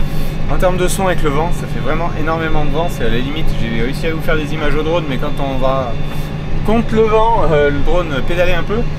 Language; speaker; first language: French; native; French